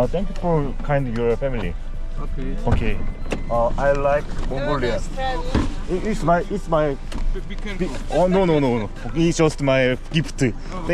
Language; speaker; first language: English; non-native, learner; Korean